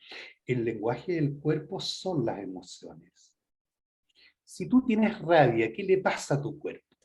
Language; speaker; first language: Spanish; native; Spanish